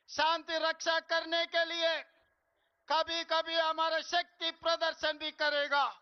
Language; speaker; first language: Hindi; non-native, local second language; Telugu